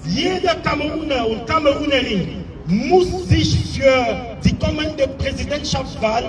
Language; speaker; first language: German; non-native, fluent; French